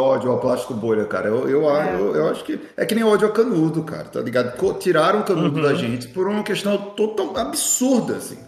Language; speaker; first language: Portuguese; native; Portuguese